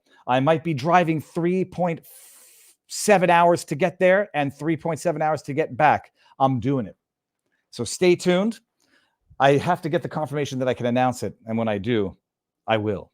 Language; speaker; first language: English; native; English